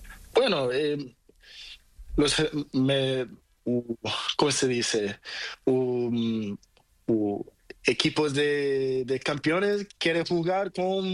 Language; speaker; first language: Spanish; non-native, learner; Portuguese